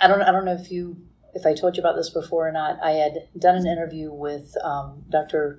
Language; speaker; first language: English; native; English